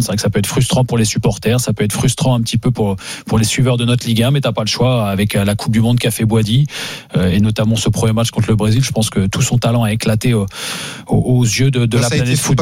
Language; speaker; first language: French; native; French